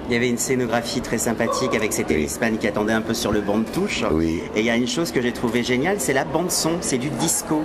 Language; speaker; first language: French; native; French